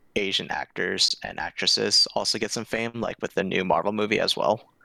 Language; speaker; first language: English; early bilingual, other home language; Korean